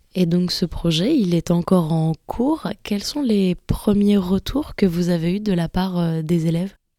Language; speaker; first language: French; native; French